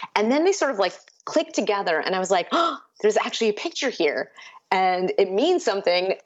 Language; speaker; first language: English; early bilingual, other home language; Urdu